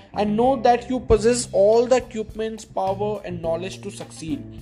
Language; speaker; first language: English; non-native, local second language; Hindi